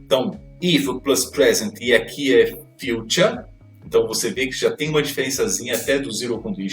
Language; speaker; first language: Portuguese; native; Portuguese